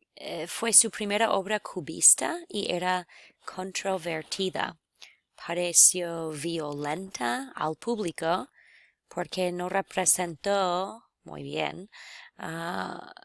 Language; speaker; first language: Spanish; non-native, fluent; English